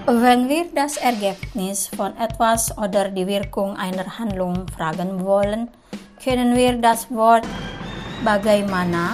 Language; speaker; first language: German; non-native, fluent; Indonesian